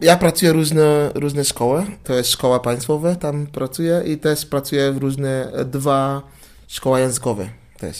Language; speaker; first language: Polish; non-native, learner; English